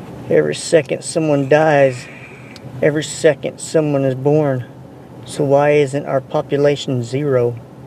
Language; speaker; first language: English; native; English